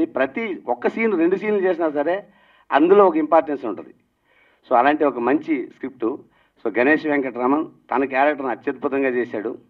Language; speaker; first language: Telugu; native; Telugu